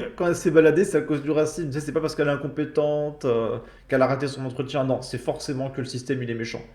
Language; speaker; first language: French; native; French